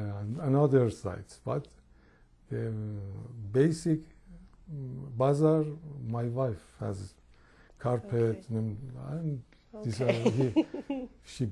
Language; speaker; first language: English; non-native, learner; Persian